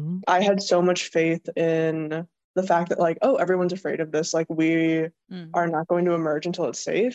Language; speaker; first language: English; native; English